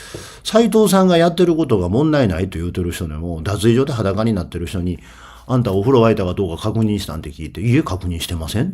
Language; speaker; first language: Japanese; native; Japanese